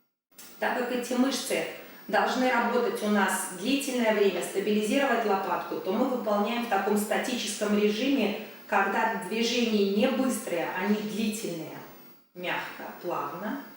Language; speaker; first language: Russian; native; Russian